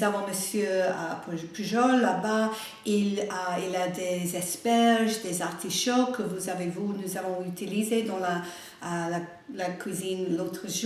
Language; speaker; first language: French; non-native, learner; English